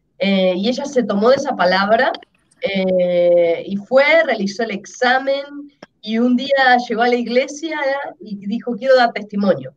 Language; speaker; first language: Spanish; native; Spanish